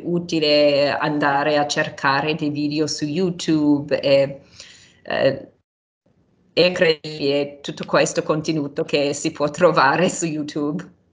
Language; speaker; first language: Italian; non-native, fluent; English